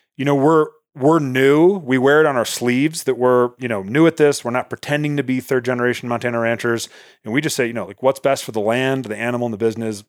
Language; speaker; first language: English; native; English